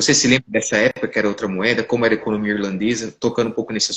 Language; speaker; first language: Portuguese; native; Portuguese